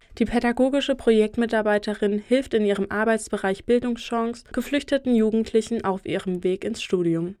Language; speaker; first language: German; native; German